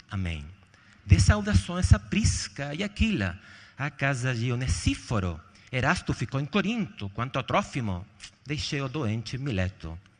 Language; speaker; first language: Portuguese; non-native, fluent; Spanish